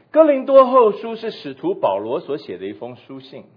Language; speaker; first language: Chinese; native; Chinese